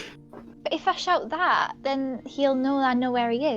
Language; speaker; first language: English; native; English